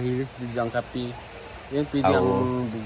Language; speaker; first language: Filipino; non-native, local second language; Cebuano